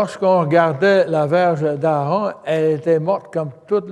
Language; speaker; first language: French; native; French